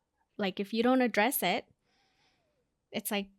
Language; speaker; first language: English; native; English